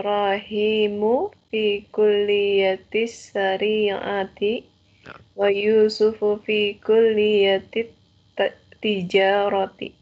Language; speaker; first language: Arabic; non-native, learner; Indonesian